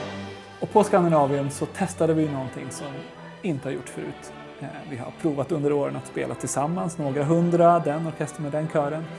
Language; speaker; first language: Swedish; native; Swedish